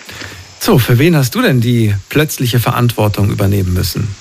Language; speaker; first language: German; native; German